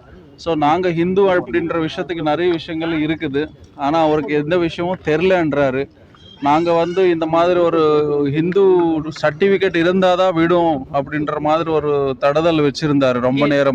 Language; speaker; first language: Tamil; native; Tamil